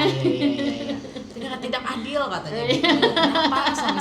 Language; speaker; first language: Indonesian; native; Indonesian